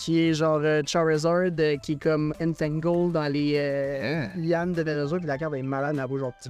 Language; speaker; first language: French; native; French